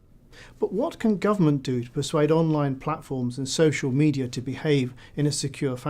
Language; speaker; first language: English; native; English